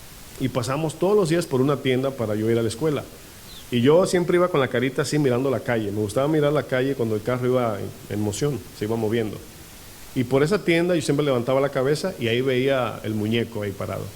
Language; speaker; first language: Spanish; native; Spanish